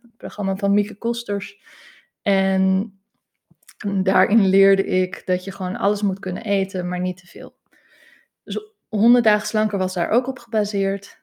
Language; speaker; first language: Dutch; native; Dutch